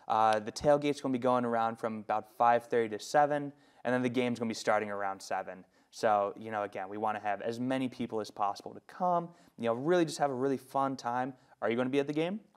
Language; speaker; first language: English; native; English